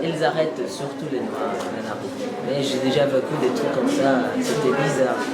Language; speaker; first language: French; non-native, learner; Portuguese